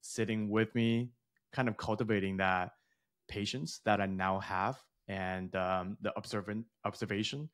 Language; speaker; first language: English; early bilingual, other home language; Chinese